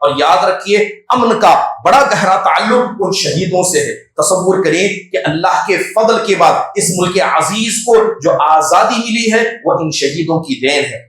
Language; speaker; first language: Urdu; native; Urdu